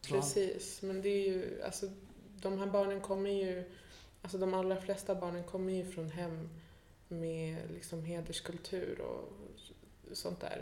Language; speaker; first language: Swedish; early bilingual, other home language; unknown